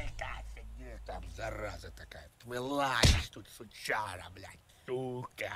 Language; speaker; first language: Russian; native; Russian